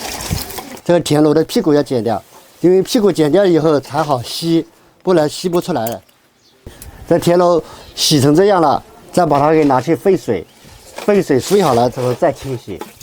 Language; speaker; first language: Chinese; native; Chinese